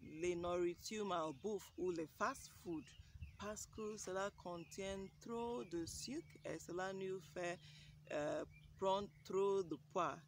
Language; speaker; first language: French; non-native, learner; English